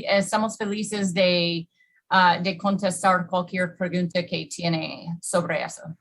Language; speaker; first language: Spanish; non-native, fluent; English